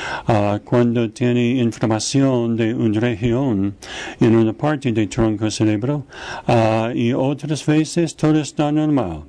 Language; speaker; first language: Spanish; non-native, fluent; English